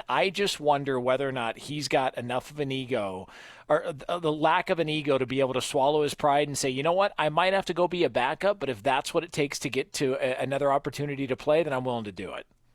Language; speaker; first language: English; native; English